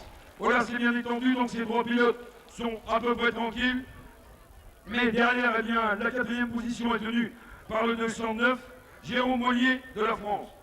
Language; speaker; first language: French; native; French